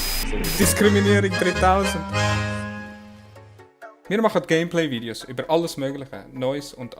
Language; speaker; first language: German; native; German